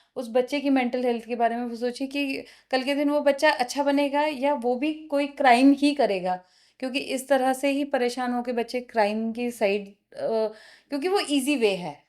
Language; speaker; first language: Hindi; non-native, local second language; Nepali